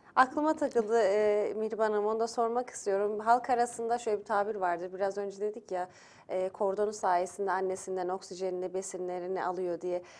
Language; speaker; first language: Turkish; native; Turkish